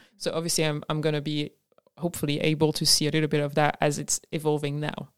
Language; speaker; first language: English; non-native, fluent; French